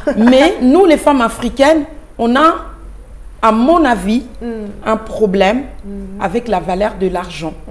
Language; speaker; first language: French; non-native, local second language; Lingala